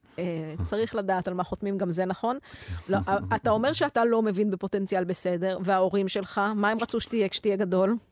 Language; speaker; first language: Hebrew; native; Hebrew